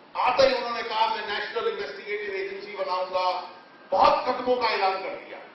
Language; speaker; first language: Hindi; native; Hindi